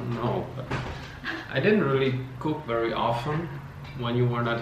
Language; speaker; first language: English; non-native, fluent; Dutch